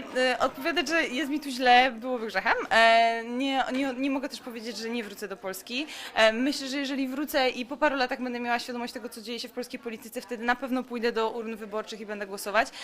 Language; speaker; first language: Polish; native; Polish